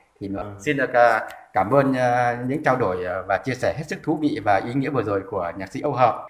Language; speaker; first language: Vietnamese; native; Vietnamese